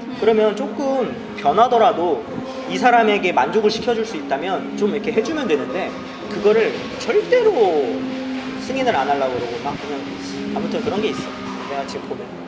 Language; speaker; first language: Korean; native; Korean